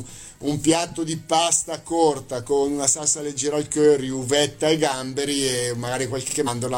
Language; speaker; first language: Italian; native; Italian